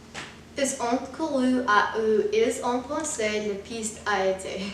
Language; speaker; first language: French; non-native, learner; English